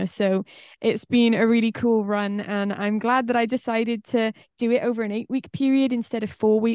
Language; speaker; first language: English; native; English